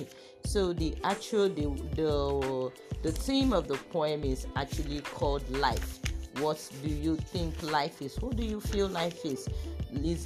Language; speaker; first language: English; non-native, local second language; Yoruba